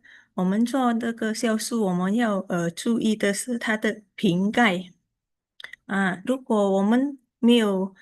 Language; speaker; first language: Chinese; early bilingual, heritage; Chinese